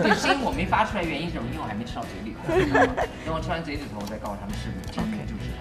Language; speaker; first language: Chinese; native; Chinese